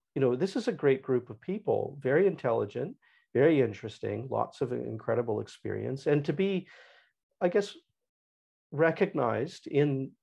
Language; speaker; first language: English; native; English